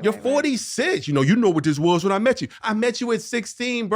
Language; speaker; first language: English; native; English